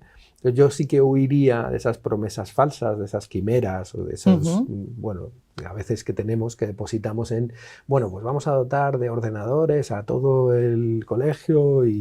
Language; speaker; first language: Spanish; native; Spanish